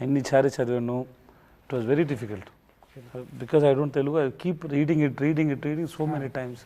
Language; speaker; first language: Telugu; non-native, learner; Tamil